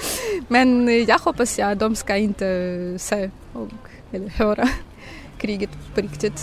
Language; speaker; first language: Swedish; non-native, fluent; Russian